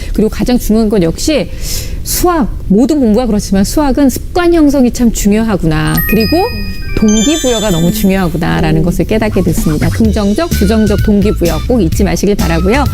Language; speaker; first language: Korean; native; Korean